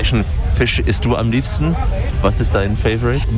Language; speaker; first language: German; native; German